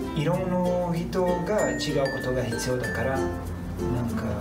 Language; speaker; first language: Japanese; non-native, fluent; Portuguese